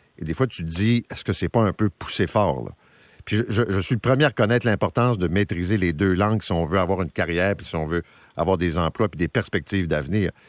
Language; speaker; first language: French; native; French